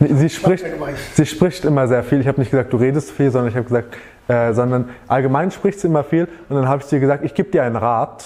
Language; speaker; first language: German; native; German